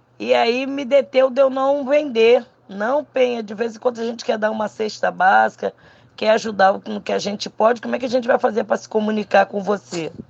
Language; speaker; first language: Portuguese; native; Portuguese